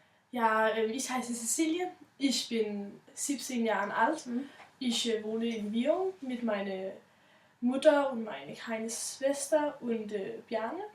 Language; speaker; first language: German; non-native, learner; Danish